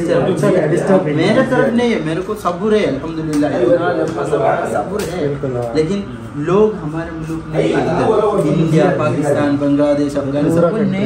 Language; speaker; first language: Hindi; non-native, local second language; Malayalam